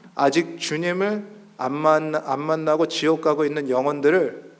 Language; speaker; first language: Korean; early bilingual, heritage; Korean